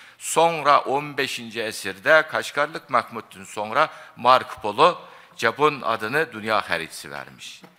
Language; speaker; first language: Turkish; non-native, fluent; Japanese